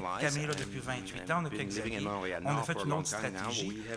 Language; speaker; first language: French; native; French